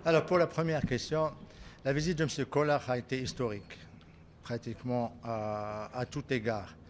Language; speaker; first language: French; non-native, local second language; Arabic